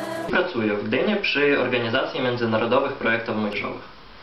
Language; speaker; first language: Polish; non-native, fluent; Ukrainian